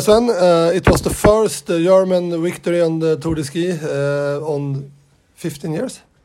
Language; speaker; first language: English; non-native, learner; Swedish